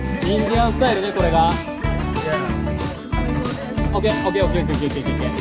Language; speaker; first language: Japanese; native; Japanese